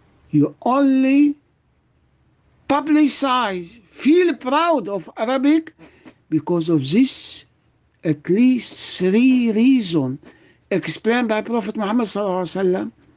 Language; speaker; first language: English; non-native, fluent; Arabic